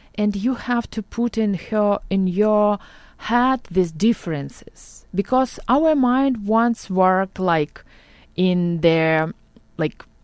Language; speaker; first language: English; non-native, learner; Ukrainian